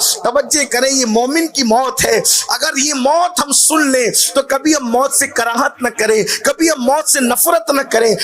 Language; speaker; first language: Urdu; native; Urdu